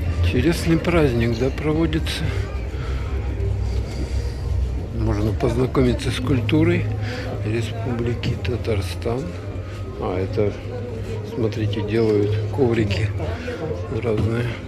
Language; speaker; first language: Russian; native; Russian